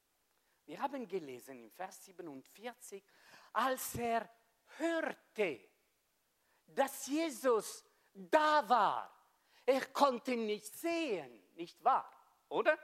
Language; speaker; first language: German; non-native, fluent; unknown